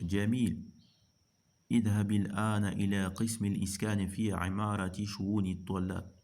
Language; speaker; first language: Arabic; non-native, fluent; French